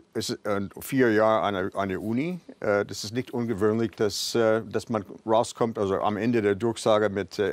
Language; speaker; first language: German; non-native, fluent; English